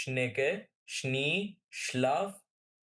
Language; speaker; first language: German; non-native, learner; Bangla